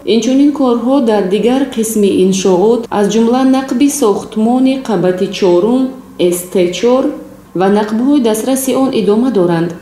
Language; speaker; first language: Tajik; native; Tajik